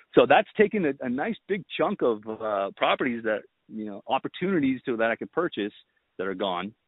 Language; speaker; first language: English; early bilingual, other home language; Romanian